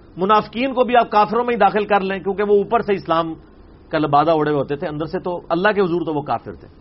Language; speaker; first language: Urdu; non-native, local second language; Punjabi